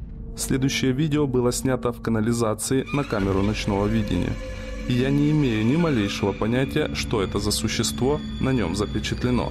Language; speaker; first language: Russian; native; Russian